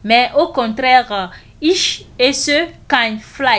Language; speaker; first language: German; non-native, learner; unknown